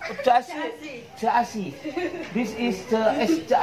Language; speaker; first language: English; non-native, learner; Sundanese